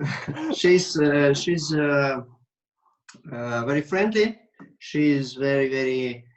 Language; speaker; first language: English; non-native, learner; Russian